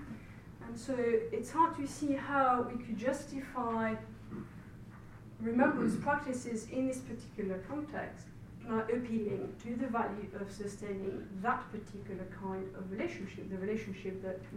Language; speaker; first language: English; non-native, fluent; French